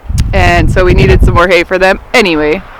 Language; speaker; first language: English; native; English